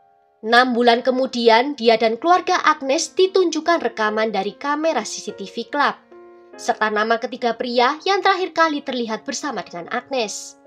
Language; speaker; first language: Indonesian; native; Indonesian